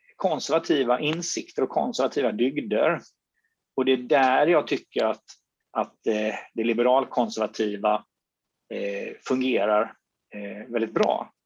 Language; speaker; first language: Swedish; native; Swedish